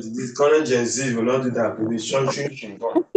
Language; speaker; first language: French; non-native, fluent; English